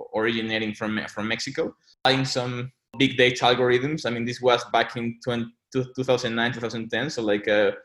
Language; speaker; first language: English; non-native, fluent; Spanish